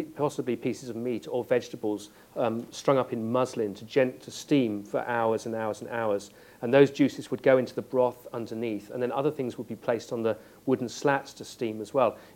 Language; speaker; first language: English; native; English